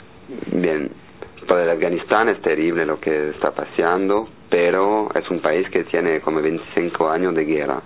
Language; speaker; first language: Spanish; non-native, learner; French